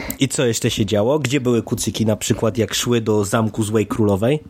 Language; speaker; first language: Polish; native; Polish